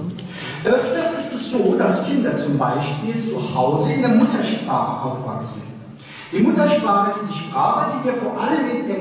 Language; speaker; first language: German; early bilingual, other home language; Turkish